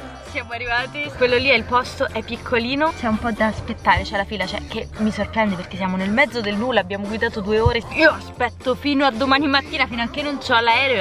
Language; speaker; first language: Italian; native; Italian